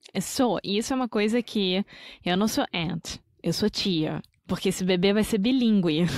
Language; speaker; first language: Portuguese; native; Portuguese